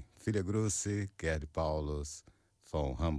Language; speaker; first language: German; non-native, learner; Portuguese